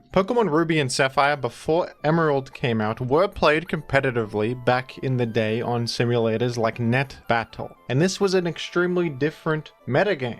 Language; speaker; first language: English; native; English